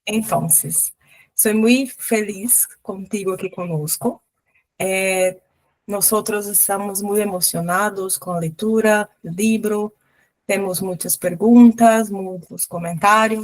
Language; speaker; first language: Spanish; non-native, learner; Portuguese